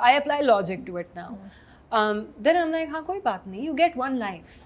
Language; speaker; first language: English; non-native, local second language; Hindi